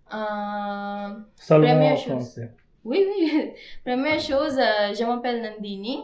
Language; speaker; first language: French; non-native, learner; Gujarati